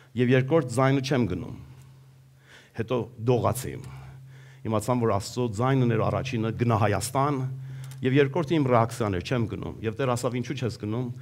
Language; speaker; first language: Armenian; early bilingual, heritage; Armenian